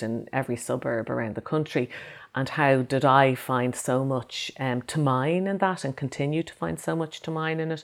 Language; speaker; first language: English; native; English